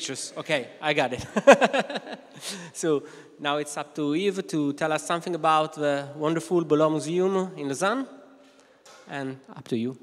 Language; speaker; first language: English; non-native, fluent; Italian